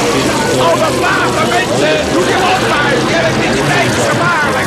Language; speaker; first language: Dutch; native; Dutch